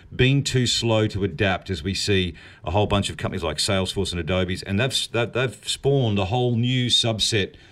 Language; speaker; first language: English; native; English